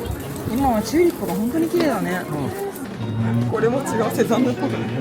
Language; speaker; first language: Japanese; native; Japanese